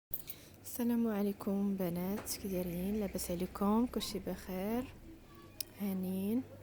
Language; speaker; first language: Arabic; native; Arabic